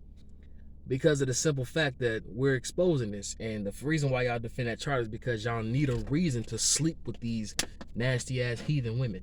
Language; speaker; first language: English; native; English